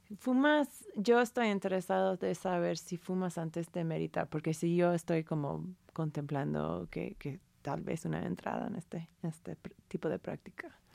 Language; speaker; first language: Spanish; non-native, fluent; English